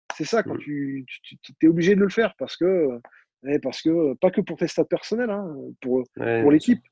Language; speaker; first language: French; native; French